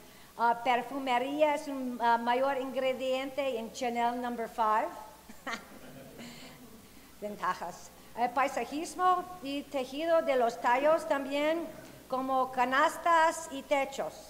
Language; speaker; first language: Spanish; non-native, fluent; English